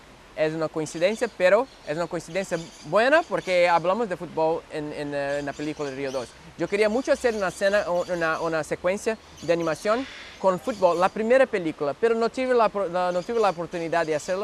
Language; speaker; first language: Spanish; non-native, learner; Portuguese